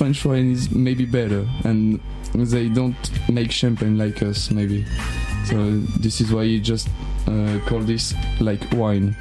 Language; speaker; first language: English; non-native, learner; French